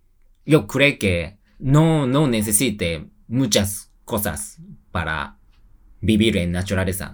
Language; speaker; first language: Spanish; non-native, learner; Japanese